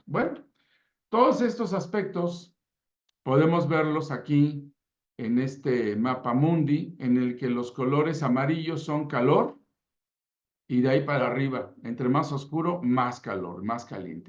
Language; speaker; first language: Spanish; native; Spanish